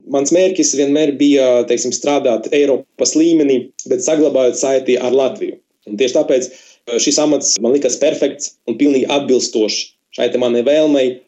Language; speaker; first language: Latvian; non-native, local second language; Russian